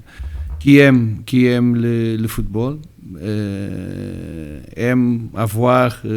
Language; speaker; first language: French; non-native, learner; Portuguese